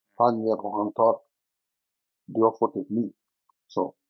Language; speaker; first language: Swedish; native; Swedish